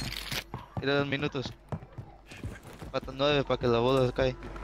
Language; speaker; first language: Spanish; early bilingual, heritage; English